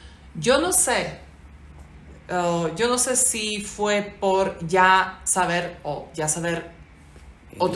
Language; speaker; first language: Spanish; non-native, fluent; Slovak